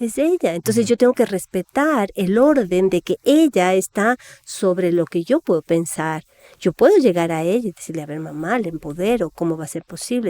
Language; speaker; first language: Spanish; native; Spanish